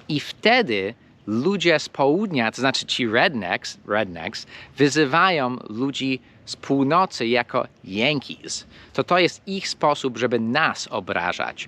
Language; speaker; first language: Polish; non-native, fluent; English